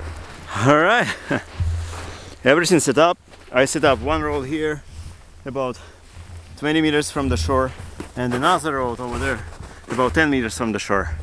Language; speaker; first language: English; non-native, learner; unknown